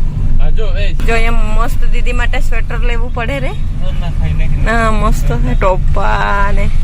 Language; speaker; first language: Gujarati; non-native, local second language; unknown